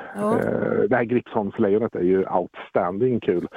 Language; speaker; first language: Swedish; native; Swedish